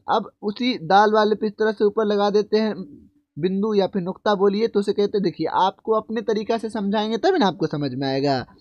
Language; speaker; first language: Hindi; native; Hindi